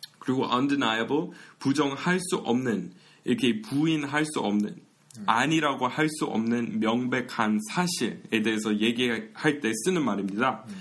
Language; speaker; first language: Korean; non-native, fluent; English